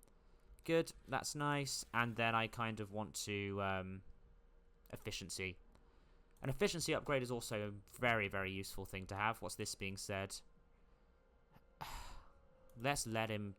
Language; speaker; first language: English; native; English